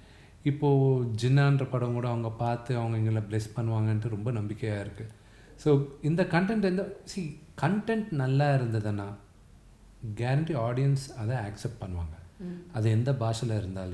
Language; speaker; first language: Tamil; non-native, local second language; Telugu